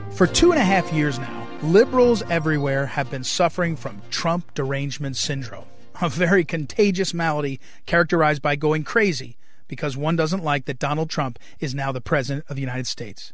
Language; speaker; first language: English; native; English